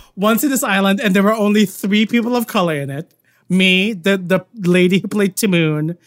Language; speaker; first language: English; non-native, local second language; Filipino